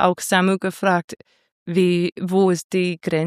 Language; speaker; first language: German; non-native, fluent; English